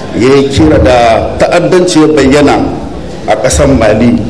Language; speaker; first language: Hausa; native; Hausa